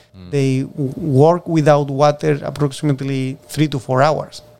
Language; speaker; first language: English; non-native, fluent; Spanish